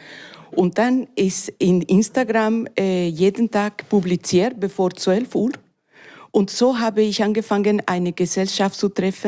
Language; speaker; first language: German; non-native, learner; Spanish